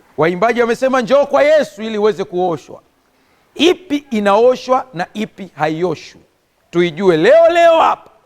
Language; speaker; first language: Swahili; native; Swahili